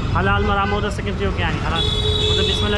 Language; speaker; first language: Turkish; non-native, fluent; Urdu